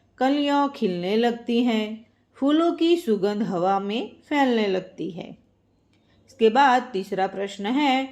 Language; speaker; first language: Hindi; non-native, local second language; Gujarati